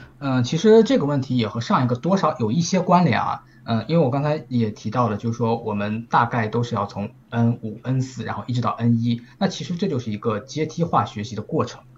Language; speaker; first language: Chinese; native; Chinese